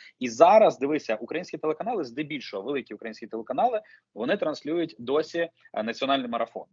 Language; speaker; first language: Ukrainian; native; Ukrainian